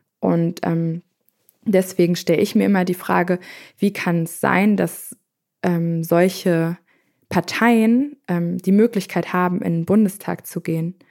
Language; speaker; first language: German; native; German